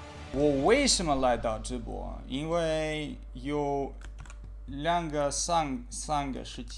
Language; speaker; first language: Chinese; non-native, learner; Russian